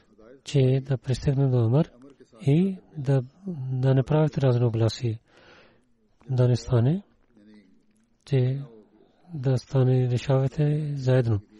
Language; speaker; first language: Bulgarian; non-native, learner; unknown